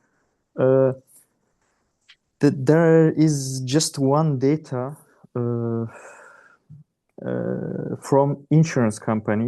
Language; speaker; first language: English; non-native, learner; Turkish